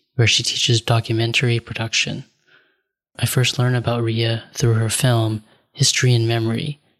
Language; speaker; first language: English; native; English